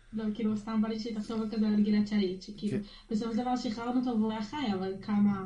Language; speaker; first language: Hebrew; native; Hebrew